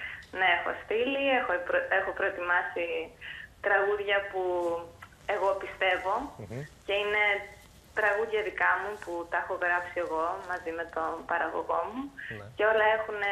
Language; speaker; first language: Greek; early bilingual, heritage; Greek